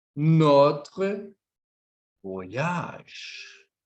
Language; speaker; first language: French; non-native, fluent; Portuguese